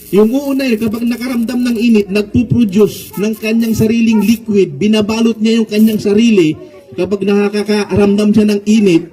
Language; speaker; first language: Filipino; non-native, local second language; Waray